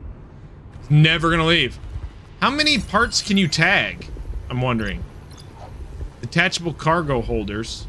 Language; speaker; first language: English; native; English